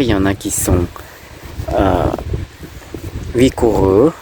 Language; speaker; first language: French; non-native, fluent; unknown